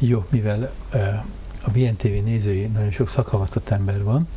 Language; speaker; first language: Hungarian; native; Hungarian